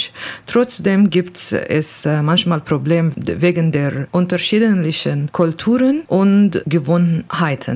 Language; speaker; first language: German; non-native, learner; Kurdish